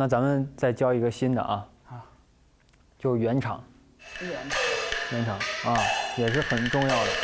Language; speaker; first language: Chinese; native; Chinese